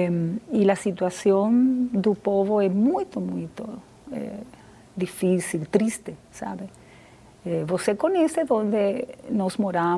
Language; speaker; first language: Portuguese; non-native, fluent; Spanish